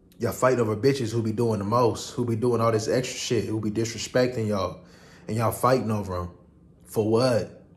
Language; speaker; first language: English; native; English